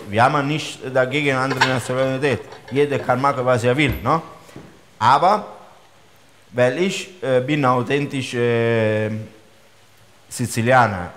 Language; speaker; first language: German; non-native, learner; Italian